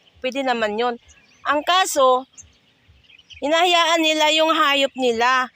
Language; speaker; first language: Filipino; non-native, local second language; Hiligaynon